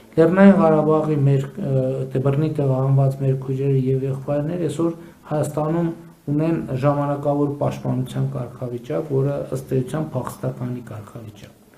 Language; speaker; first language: Armenian; native; Armenian